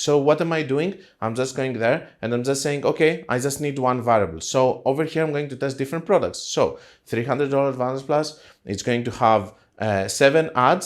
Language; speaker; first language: English; non-native, fluent; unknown